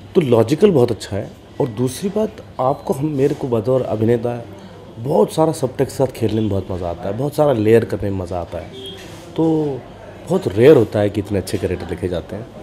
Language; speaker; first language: Hindi; native; Hindi